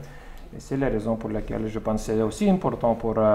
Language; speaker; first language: French; non-native, fluent; Lithuanian